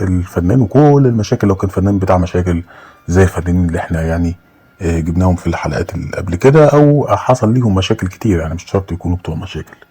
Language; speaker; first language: Arabic; native; Arabic